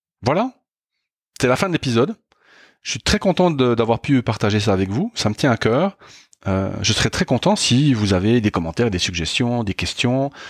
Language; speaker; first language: French; native; French